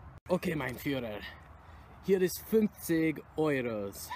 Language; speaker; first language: German; non-native, learner; English